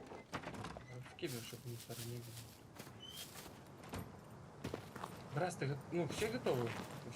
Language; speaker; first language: Russian; native; Russian